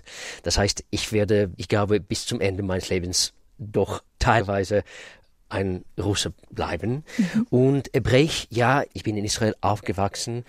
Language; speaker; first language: German; non-native, fluent; Russian